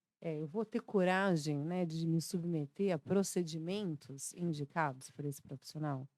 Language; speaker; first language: Portuguese; native; Portuguese